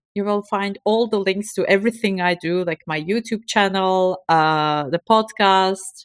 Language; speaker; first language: English; non-native, fluent; Turkish